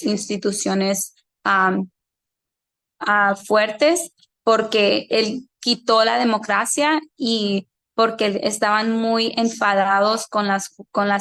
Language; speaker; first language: Spanish; early bilingual, heritage; Spanish